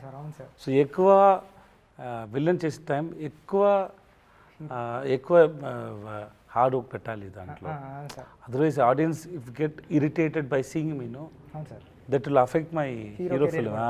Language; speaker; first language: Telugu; non-native, learner; Tamil